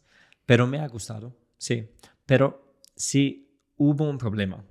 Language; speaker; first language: Spanish; non-native, fluent; English